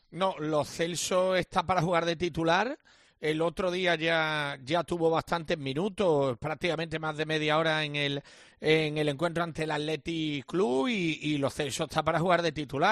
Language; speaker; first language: Spanish; native; Spanish